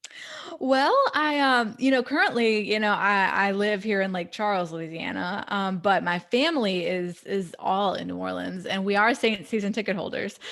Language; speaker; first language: English; native; English